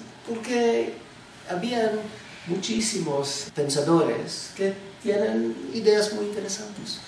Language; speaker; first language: Spanish; non-native, fluent; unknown